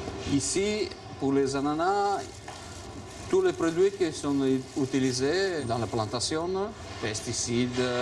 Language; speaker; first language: French; non-native, fluent; Italian